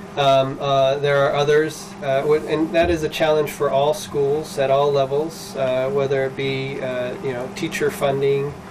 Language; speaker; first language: English; early bilingual, other home language; Spanish